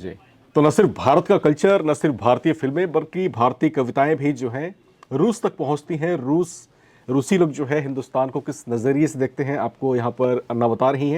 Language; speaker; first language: Hindi; native; Hindi